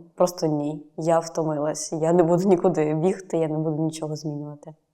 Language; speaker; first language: Ukrainian; native; Ukrainian